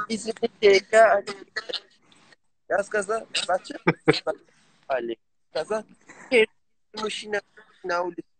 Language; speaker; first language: Russian; non-native, learner; Persian